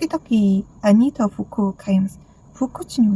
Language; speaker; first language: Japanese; non-native, learner; Mongolian